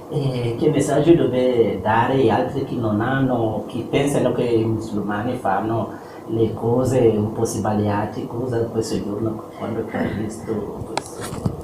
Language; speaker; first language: Italian; non-native, learner; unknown